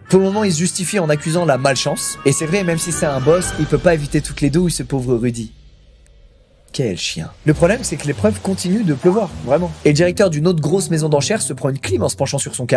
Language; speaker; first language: French; native; French